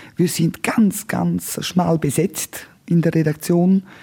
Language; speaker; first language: German; non-native, local second language; Romansh